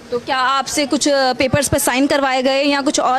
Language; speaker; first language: Hindi; native; Hindi